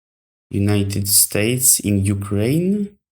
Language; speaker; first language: English; non-native, learner; Ukrainian